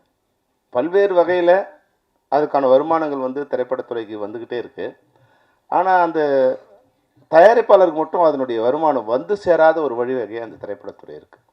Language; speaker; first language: Tamil; native; Tamil